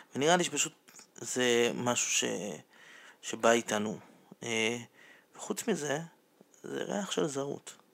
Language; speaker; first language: Hebrew; non-native, fluent; Russian